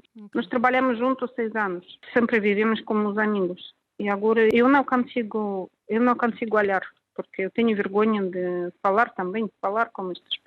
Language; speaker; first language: Portuguese; non-native, learner; Russian